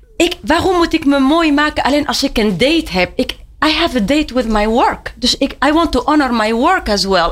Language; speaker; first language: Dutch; non-native, fluent; Arabic